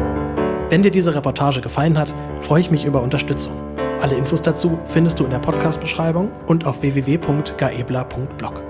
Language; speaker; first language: German; native; German